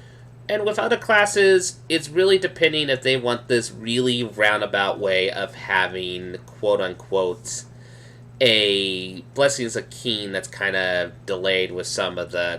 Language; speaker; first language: English; native; English